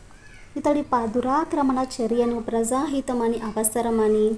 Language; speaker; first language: Telugu; native; Telugu